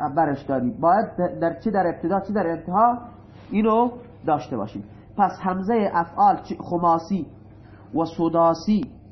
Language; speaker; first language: Persian; non-native, local second language; Baluchi